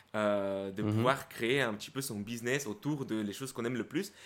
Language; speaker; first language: French; early bilingual, other home language; Spanish